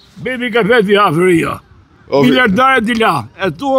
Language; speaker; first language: Italian; non-native, learner; Albanian